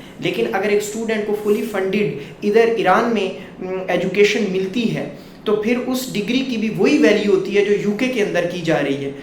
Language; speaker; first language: Urdu; non-native, local second language; Punjabi